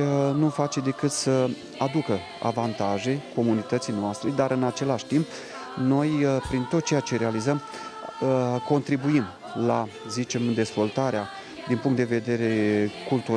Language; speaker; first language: Romanian; non-native, local second language; Russian